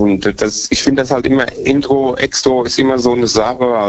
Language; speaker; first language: German; native; German